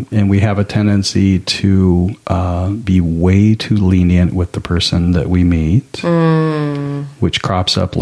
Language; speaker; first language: English; native; English